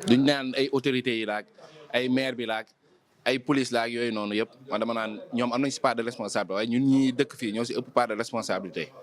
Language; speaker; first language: Wolof; native; Wolof